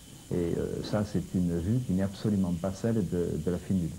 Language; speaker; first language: French; native; French